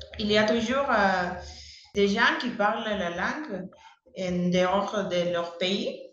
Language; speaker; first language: French; non-native, learner; Spanish